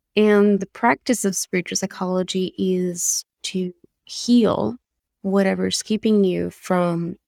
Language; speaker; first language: English; non-native, fluent; Spanish